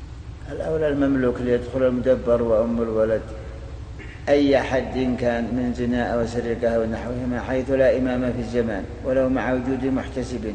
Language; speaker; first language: Arabic; native; Arabic